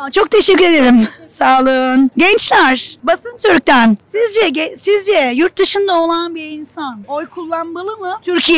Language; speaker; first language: Turkish; native; Turkish